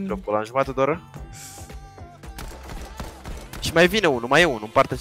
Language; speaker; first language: Romanian; native; Romanian